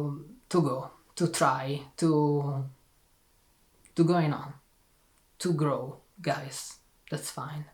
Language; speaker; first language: English; non-native, learner; Italian